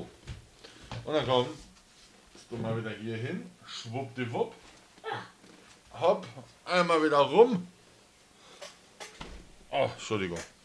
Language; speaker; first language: German; native; German